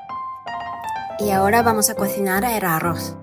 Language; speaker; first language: Spanish; non-native, fluent; Japanese